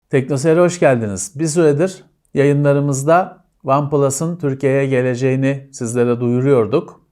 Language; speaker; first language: Turkish; native; Turkish